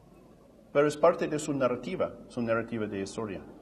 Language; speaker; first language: Spanish; non-native, fluent; English